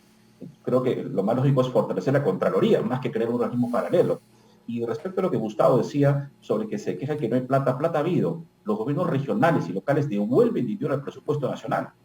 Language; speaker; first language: Spanish; native; Spanish